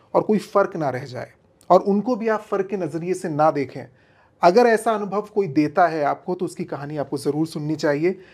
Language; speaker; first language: Hindi; native; Hindi